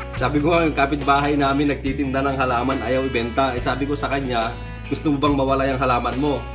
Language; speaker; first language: Filipino; non-native, local second language; Iloko